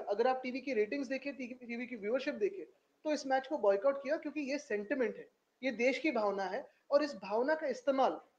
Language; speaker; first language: Hindi; non-native, local second language; Marathi